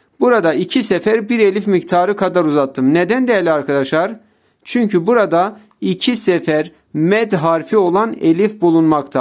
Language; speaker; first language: Turkish; native; Turkish